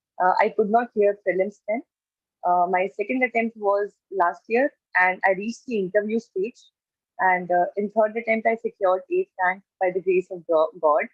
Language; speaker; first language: English; non-native, local second language; Hindi